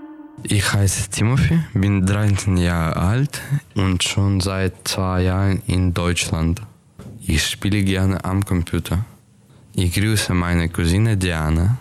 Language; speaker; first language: German; non-native, learner; Ukrainian